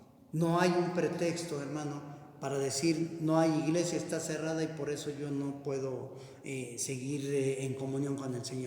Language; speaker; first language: Spanish; native; Spanish